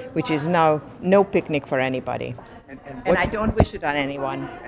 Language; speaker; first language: English; non-native, fluent; Hungarian